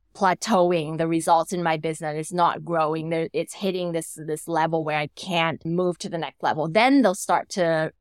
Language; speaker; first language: English; non-native, fluent; Thai